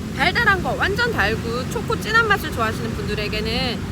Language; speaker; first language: Korean; native; Korean